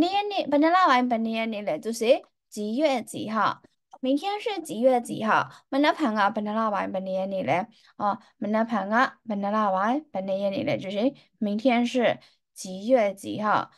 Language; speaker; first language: Chinese; native; Chinese